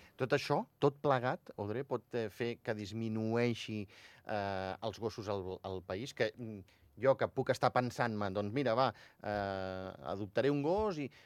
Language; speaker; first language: Catalan; native; Catalan